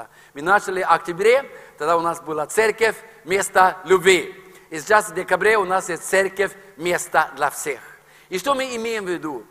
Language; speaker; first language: Russian; non-native, fluent; Norwegian